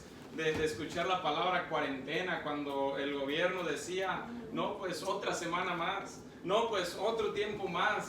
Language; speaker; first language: Spanish; native; Spanish